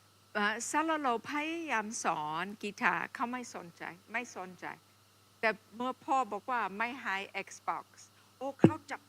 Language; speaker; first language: Thai; non-native, fluent; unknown